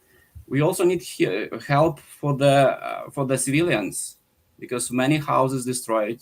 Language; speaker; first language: English; non-native, fluent; Ukrainian